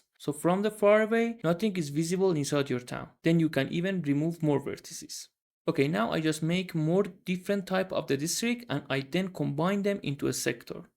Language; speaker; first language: English; non-native, fluent; Persian